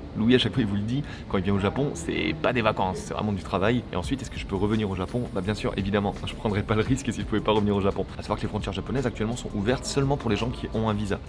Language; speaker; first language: French; native; French